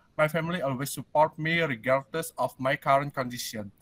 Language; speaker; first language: English; non-native, learner; Indonesian